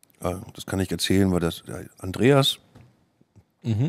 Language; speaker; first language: German; native; German